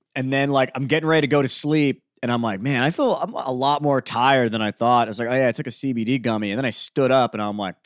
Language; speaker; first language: English; native; English